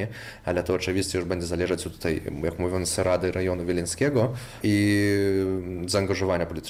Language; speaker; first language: Polish; non-native, local second language; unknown